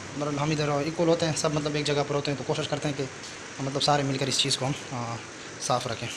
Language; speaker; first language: Urdu; non-native, local second language; Pashto